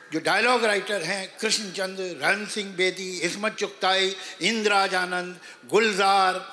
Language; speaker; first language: Hindi; native; Hindi